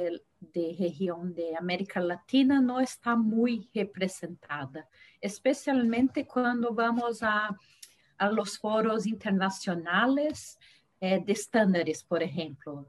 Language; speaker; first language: Spanish; non-native, fluent; Portuguese